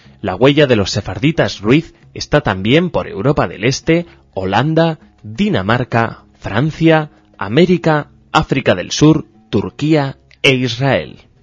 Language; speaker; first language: Spanish; native; Spanish